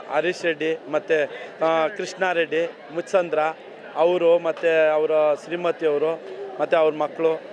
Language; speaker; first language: Kannada; native; Kannada